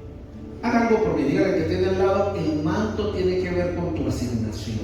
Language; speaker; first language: Spanish; native; Spanish